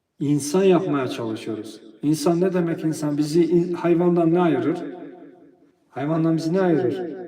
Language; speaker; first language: Turkish; non-native, fluent; Albanian